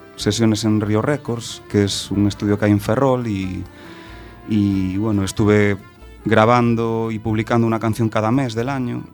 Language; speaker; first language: Spanish; native; Spanish